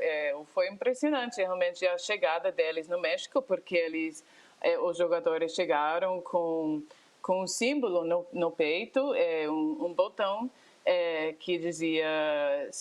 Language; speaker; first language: Portuguese; non-native, fluent; English